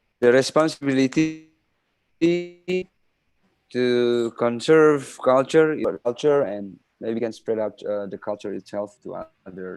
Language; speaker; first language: English; non-native, fluent; Indonesian